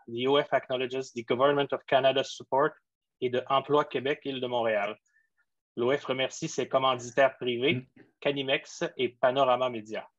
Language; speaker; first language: French; native; French